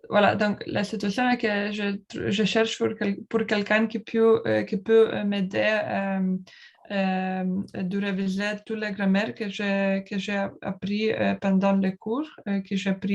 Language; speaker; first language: French; non-native, learner; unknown